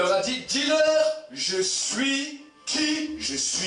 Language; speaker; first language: French; native; French